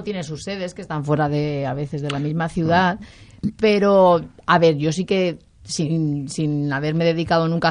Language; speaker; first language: Spanish; native; Spanish